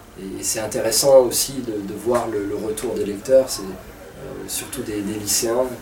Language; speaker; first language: French; native; French